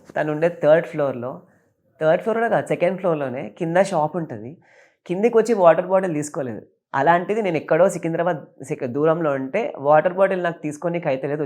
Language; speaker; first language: Telugu; native; Telugu